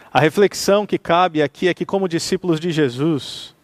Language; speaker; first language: Portuguese; native; Portuguese